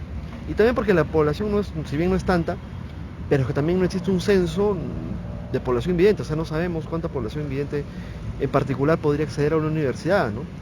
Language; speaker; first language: Spanish; native; Spanish